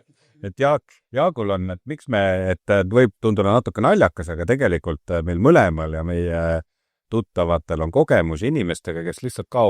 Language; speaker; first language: Estonian; native; Estonian